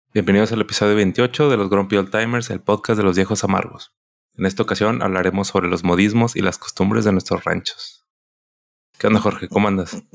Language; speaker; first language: Spanish; native; Spanish